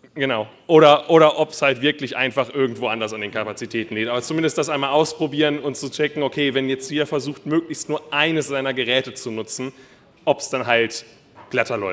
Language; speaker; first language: German; native; German